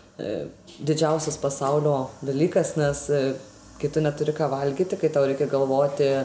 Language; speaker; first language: Lithuanian; native; Lithuanian